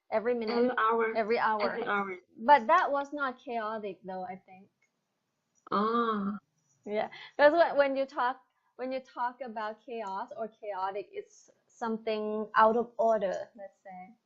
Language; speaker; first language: English; non-native, fluent; Thai